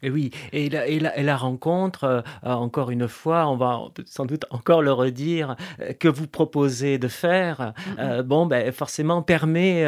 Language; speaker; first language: French; native; French